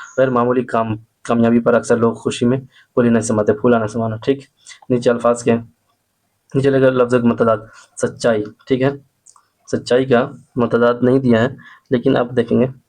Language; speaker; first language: Urdu; native; Urdu